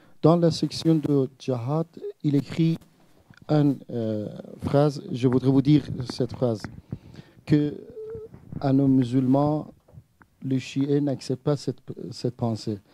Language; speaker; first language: French; non-native, learner; Persian